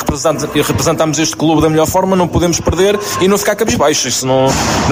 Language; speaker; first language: Portuguese; native; Portuguese